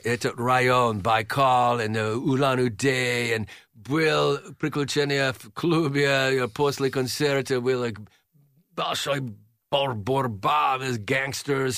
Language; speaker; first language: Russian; non-native, learner; English